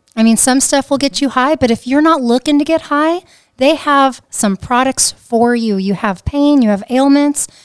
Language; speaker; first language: English; native; English